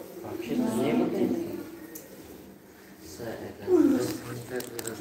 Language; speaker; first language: Russian; non-native, learner; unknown